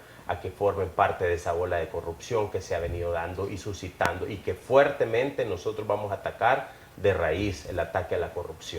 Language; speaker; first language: Spanish; native; Spanish